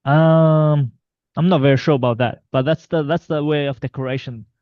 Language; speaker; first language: English; non-native, fluent; Mongolian